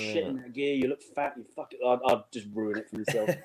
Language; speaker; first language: English; native; English